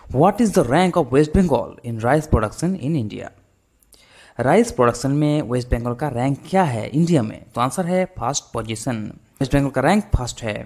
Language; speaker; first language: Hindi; non-native, local second language; Bangla